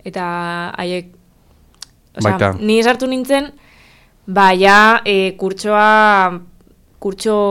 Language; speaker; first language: Basque; non-native, local second language; Spanish